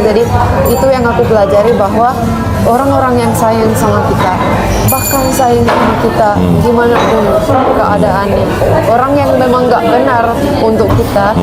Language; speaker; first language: Indonesian; non-native, fluent; Finnish